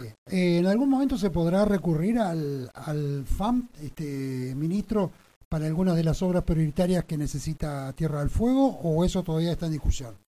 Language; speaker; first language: Spanish; native; Spanish